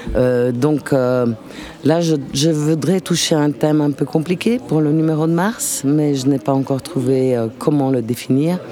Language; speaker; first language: French; non-native, fluent; Italian